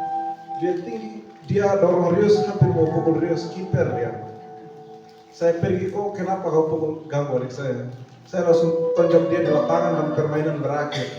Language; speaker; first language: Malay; non-native, local second language; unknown